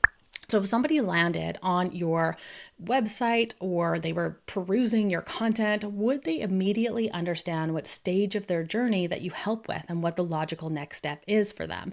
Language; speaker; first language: English; native; English